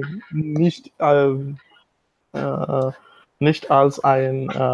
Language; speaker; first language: German; non-native, learner; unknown